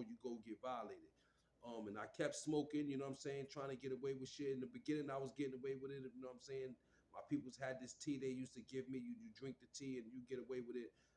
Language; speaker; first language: English; native; English